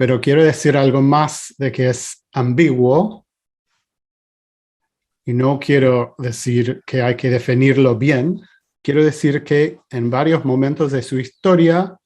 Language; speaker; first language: Spanish; non-native, fluent; English